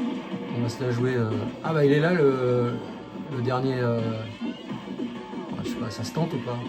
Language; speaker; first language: French; native; French